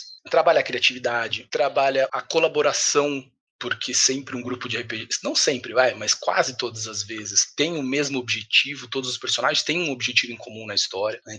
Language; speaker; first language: Portuguese; native; Portuguese